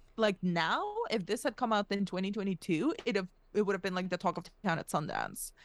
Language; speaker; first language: English; early bilingual, other home language; Russian